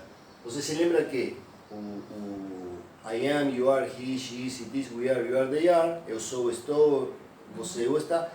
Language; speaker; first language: Portuguese; non-native, fluent; Spanish